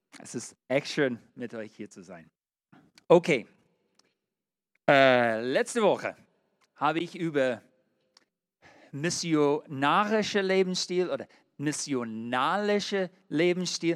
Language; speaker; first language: German; non-native, learner; English